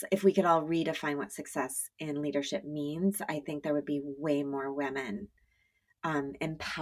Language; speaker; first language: English; native; English